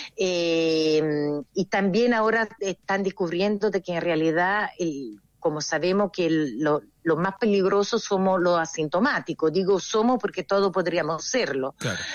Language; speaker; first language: Spanish; non-native, fluent; Italian